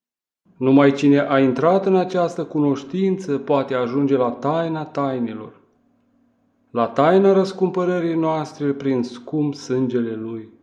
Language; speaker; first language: Romanian; native; Romanian